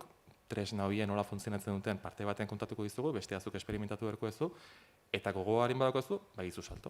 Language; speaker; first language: Basque; native; Basque